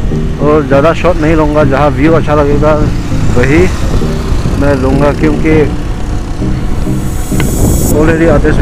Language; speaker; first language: Hindi; non-native, local second language; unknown